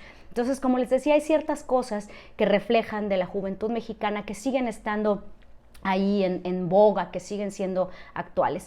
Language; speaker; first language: Spanish; native; Spanish